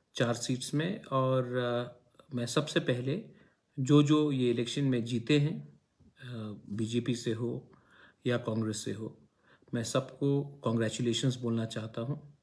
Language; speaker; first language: Hindi; non-native, local second language; Kok Borok